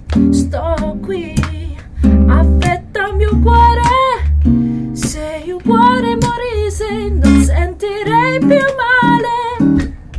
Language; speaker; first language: Italian; non-native, fluent; Chinese